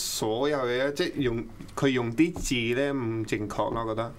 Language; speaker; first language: Cantonese; early bilingual, other home language; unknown